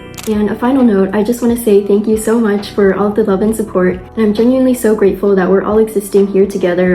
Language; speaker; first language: English; native; English